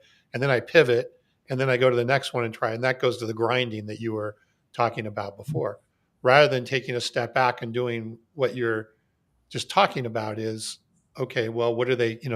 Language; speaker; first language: English; native; English